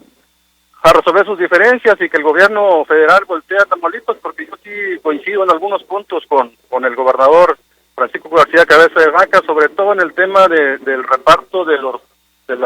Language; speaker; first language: Spanish; native; Spanish